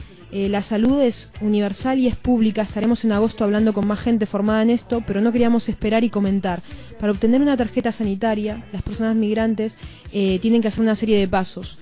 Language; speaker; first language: Spanish; native; Spanish